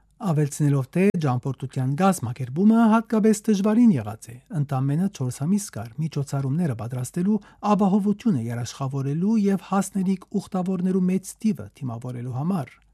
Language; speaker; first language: Armenian; native; Armenian